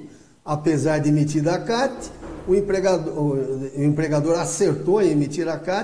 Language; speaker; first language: Portuguese; native; Portuguese